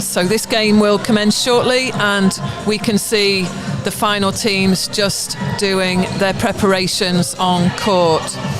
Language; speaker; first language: English; native; English